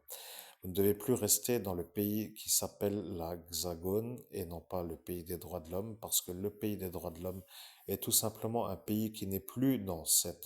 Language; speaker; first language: French; native; French